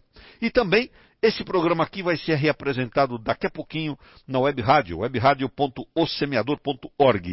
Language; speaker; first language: Portuguese; native; Portuguese